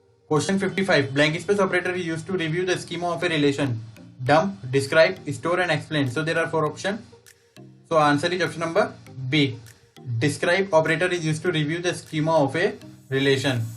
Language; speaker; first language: English; non-native, local second language; Hindi